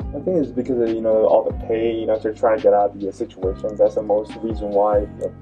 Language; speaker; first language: English; non-native, learner; Korean